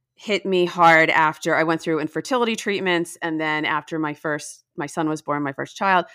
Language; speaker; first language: English; native; English